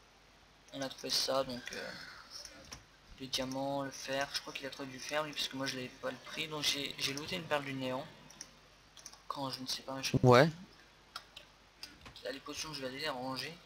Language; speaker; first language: French; native; French